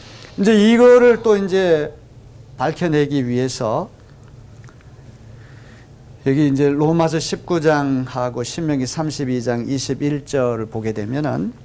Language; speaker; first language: Korean; native; Korean